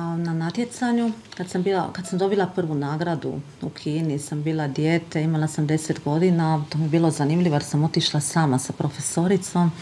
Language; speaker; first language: Bosnian; non-native, fluent; Hungarian